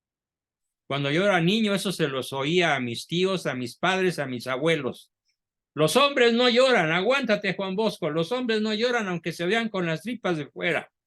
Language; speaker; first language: Spanish; native; Spanish